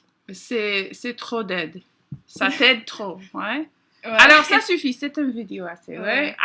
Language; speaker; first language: French; non-native, learner; English